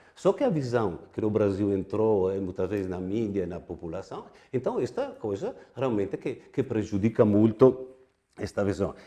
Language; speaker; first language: Portuguese; non-native, fluent; Italian